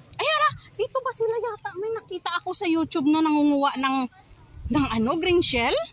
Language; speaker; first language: Filipino; native; Filipino